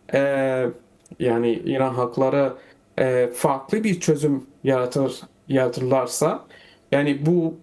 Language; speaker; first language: Turkish; non-native, fluent; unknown